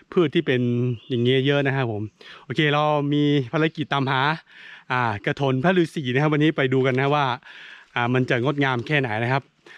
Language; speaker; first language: Thai; non-native, local second language; S'gaw Karen